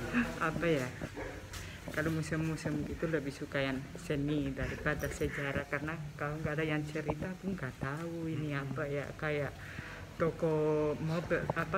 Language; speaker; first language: Indonesian; non-native, fluent; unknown